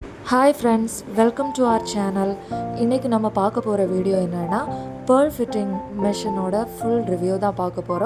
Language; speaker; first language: Tamil; native; Tamil